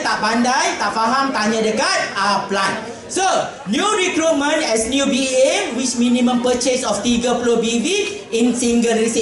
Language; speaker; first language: English; non-native, local second language; Malay